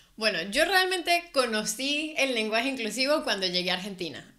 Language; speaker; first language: Spanish; native; Spanish